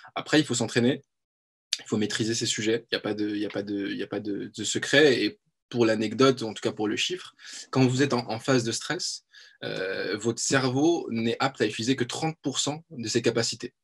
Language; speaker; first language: French; native; French